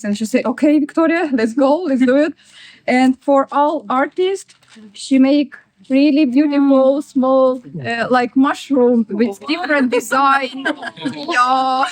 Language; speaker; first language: English; non-native, learner; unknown